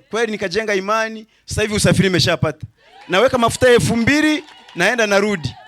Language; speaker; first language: Swahili; native; Swahili